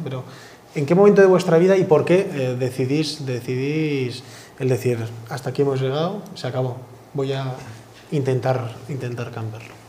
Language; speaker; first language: Spanish; native; Spanish